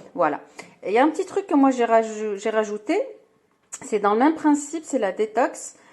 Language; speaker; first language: French; non-native, local second language; Arabic